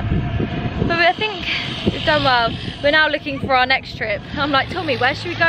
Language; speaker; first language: English; native; English